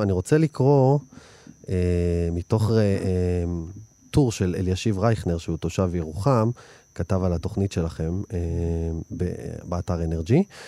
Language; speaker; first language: Hebrew; native; Hebrew